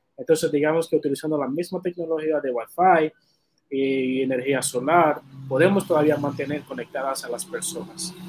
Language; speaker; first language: Spanish; non-native, fluent; Haitian Creole